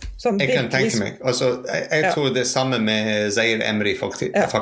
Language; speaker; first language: Norwegian; non-native, fluent; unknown